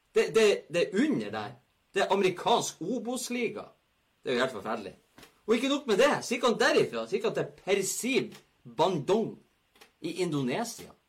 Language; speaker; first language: Norwegian; native; Norwegian